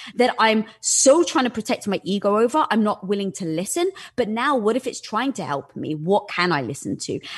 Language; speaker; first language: English; native; English